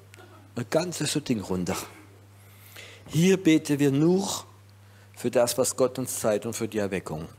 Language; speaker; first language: German; non-native, fluent; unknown